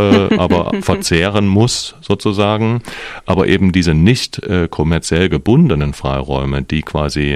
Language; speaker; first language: German; native; German